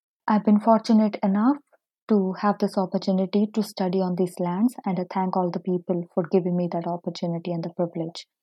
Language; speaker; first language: English; non-native, local second language; Punjabi